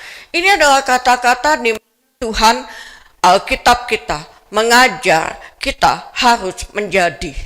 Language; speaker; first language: Indonesian; native; Indonesian